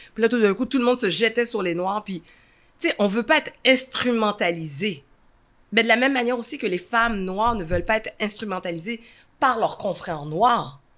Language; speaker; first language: French; native; French